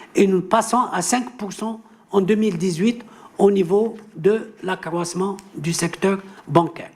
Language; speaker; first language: French; non-native, local second language; Arabic